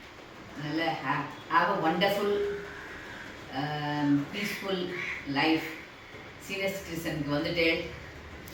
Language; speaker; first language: Tamil; native; Tamil